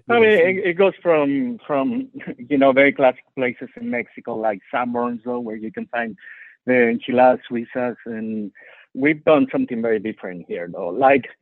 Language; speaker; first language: English; non-native, fluent; Spanish